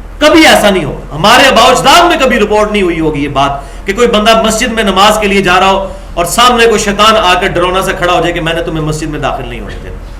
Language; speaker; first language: Urdu; non-native, local second language; Punjabi